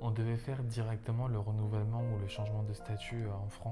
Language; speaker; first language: French; native; French